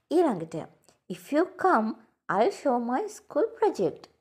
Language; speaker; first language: English; non-native, local second language; Sinhala